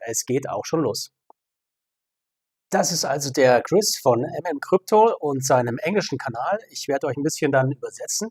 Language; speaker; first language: German; native; German